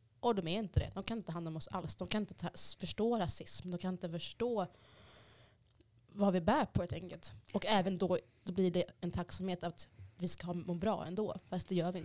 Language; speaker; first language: Swedish; early bilingual, other home language; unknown